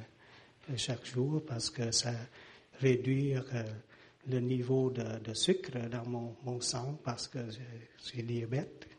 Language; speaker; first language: French; non-native, learner; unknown